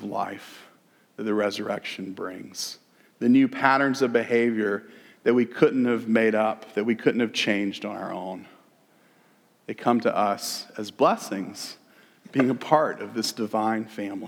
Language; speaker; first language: English; native; English